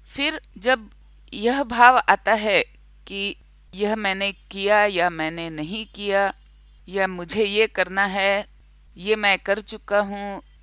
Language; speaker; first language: Hindi; non-native, local second language; Marathi